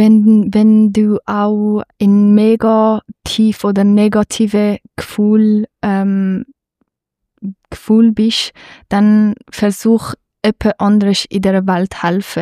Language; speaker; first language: German; non-native, fluent; Persian